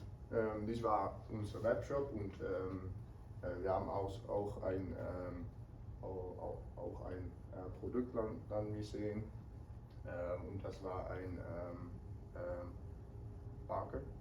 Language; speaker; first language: German; non-native, learner; Dutch